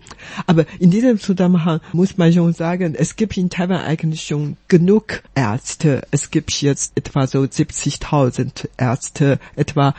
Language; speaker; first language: German; non-native, fluent; Chinese